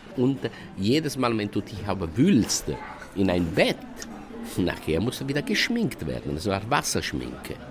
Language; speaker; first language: German; non-native, fluent; Italian